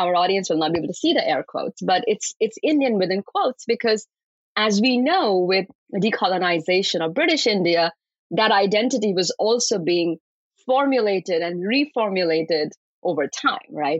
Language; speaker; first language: English; non-native, local second language; Bangla